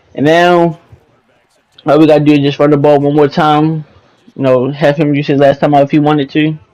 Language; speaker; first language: English; native; English